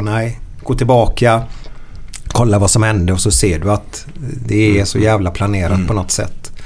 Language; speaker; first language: Swedish; native; Swedish